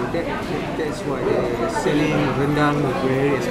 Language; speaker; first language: English; non-native, learner; Indonesian